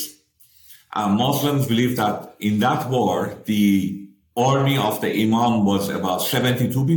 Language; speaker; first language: English; non-native, fluent; Persian